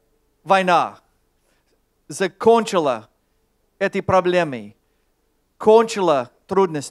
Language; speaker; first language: Russian; non-native, fluent; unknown